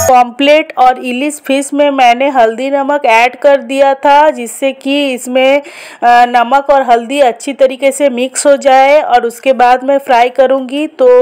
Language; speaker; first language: Hindi; non-native, local second language; Bangla